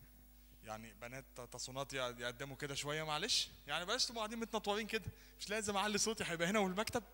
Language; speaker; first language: Arabic; native; Arabic